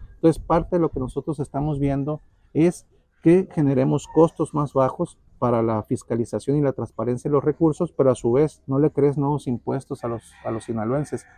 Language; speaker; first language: Spanish; native; Spanish